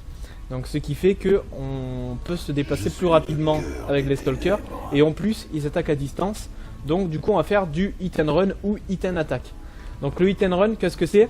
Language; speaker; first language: French; native; French